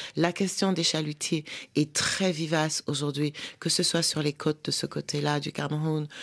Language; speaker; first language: French; native; French